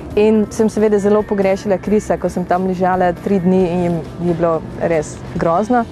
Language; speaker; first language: Slovenian; non-native, fluent; Dutch